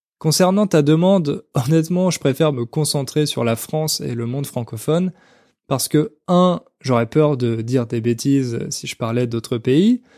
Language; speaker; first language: French; native; French